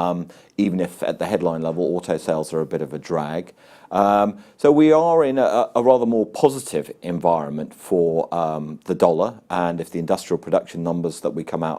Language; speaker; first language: English; native; English